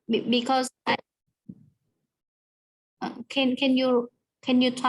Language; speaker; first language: English; non-native, learner; Vietnamese